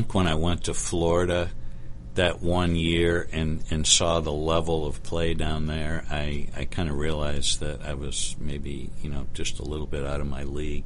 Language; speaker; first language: English; native; English